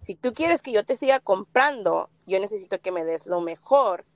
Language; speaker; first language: Spanish; early bilingual, heritage; Spanish